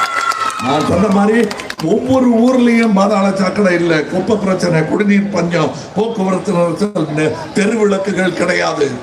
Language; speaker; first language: Tamil; native; Tamil